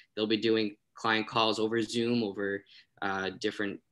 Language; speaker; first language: English; native; English